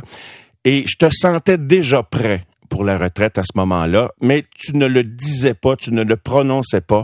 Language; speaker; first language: French; native; French